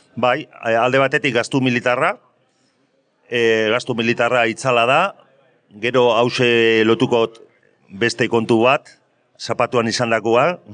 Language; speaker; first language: Basque; native; Basque